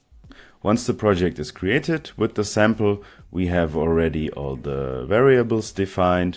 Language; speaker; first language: English; non-native, fluent; German